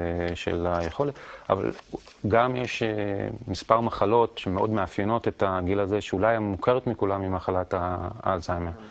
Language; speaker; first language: Hebrew; native; Hebrew